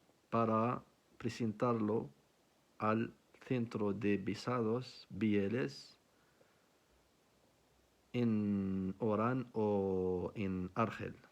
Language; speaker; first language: Spanish; non-native, learner; Arabic